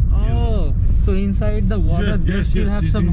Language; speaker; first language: English; non-native, local second language; Hindi